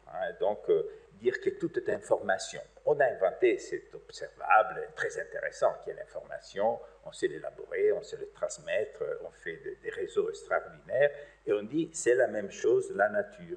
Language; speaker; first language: French; native; French